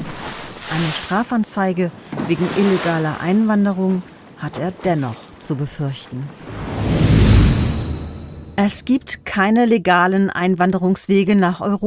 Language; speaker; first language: German; native; German